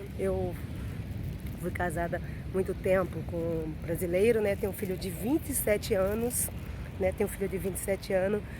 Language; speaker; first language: Portuguese; native; Portuguese